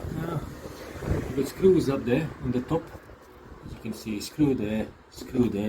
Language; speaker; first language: English; non-native, fluent; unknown